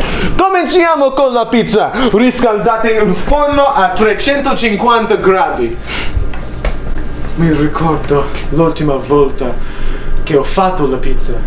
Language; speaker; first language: Italian; non-native, learner; English